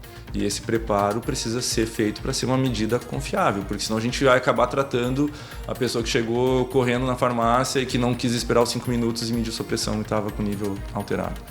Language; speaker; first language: Portuguese; native; Portuguese